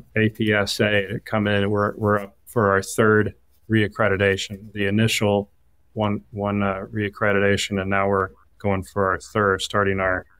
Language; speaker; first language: English; native; English